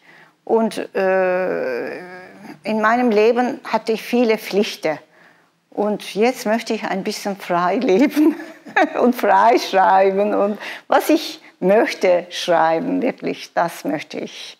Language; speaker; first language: German; non-native, fluent; Turkish